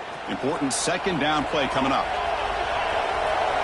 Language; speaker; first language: English; native; English